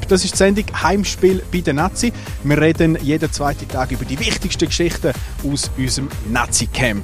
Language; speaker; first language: German; native; German